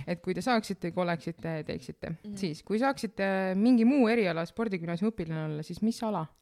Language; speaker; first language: Estonian; native; Estonian